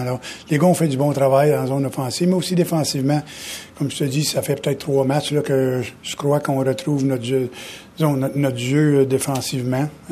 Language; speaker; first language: French; native; French